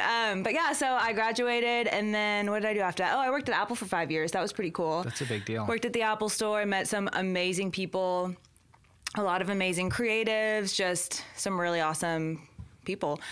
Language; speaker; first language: English; native; English